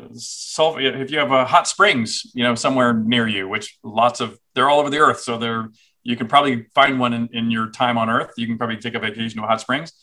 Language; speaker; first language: English; native; English